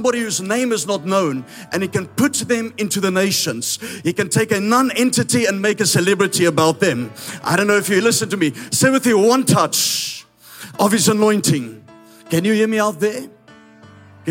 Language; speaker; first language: English; non-native, local second language; Afrikaans